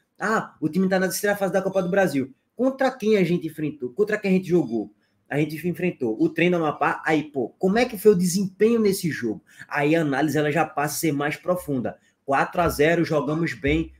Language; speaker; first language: Portuguese; native; Portuguese